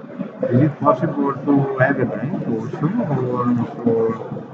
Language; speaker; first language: English; non-native, learner; Italian